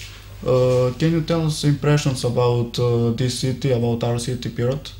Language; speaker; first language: English; non-native, learner; Serbian